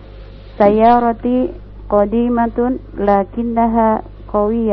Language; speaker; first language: Arabic; non-native, learner; Indonesian